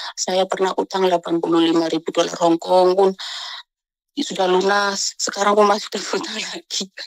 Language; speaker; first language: Indonesian; non-native, local second language; Javanese